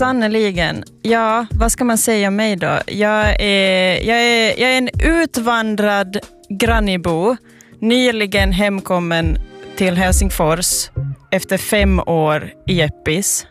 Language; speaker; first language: Swedish; native; Swedish